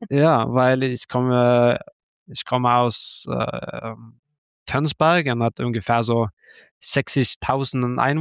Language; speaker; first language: German; non-native, learner; Norwegian